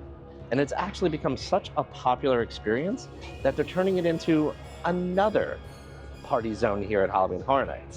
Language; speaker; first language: English; native; English